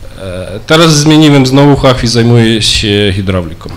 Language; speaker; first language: Polish; early bilingual, other home language; Ukrainian